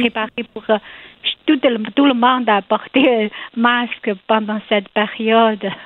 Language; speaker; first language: French; non-native, learner; Chinese